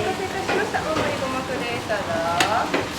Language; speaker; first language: Japanese; native; Japanese